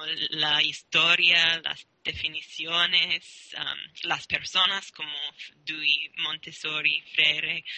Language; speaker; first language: Spanish; non-native, learner; English